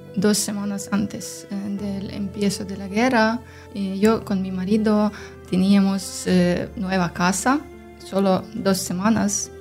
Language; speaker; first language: Spanish; non-native, learner; Ukrainian